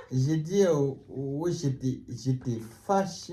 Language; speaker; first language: French; non-native, learner; Tibetan